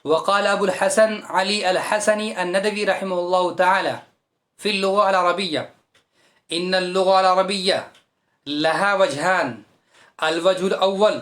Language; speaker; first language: Arabic; non-native, fluent; Urdu